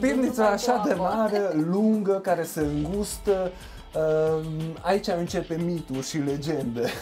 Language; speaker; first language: Romanian; non-native, local second language; Hungarian